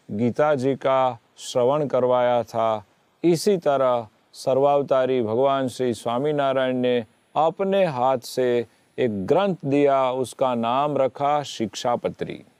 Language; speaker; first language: Hindi; non-native, local second language; Gujarati